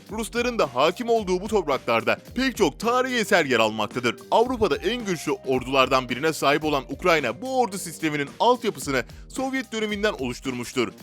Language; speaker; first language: Turkish; native; Turkish